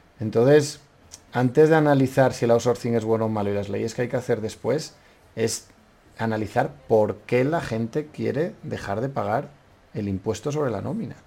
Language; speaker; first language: Spanish; native; Spanish